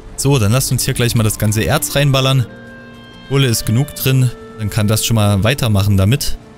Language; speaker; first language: German; native; German